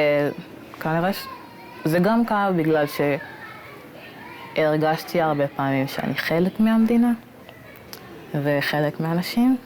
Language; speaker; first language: Hebrew; early bilingual, other home language; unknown